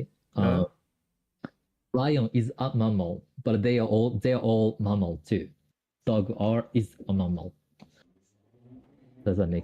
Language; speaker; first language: English; non-native, fluent; Japanese